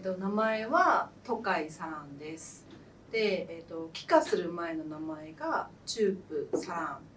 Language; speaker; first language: Japanese; early bilingual, other home language; Khmer